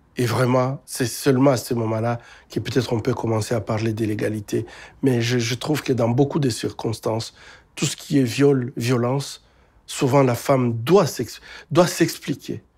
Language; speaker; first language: French; non-native, local second language; Swahili